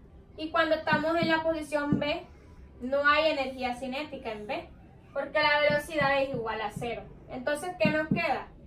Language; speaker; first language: Spanish; native; Spanish